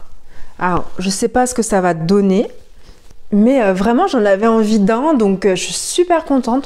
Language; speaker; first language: French; native; French